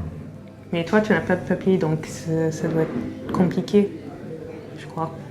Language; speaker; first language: French; non-native, fluent; English